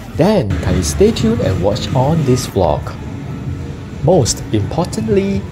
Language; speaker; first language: English; non-native, local second language; Chinese